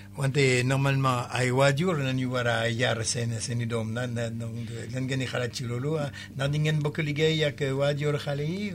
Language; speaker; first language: Wolof; native; Wolof